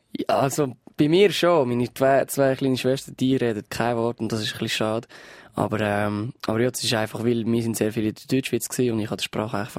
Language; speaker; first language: German; non-native, local second language; French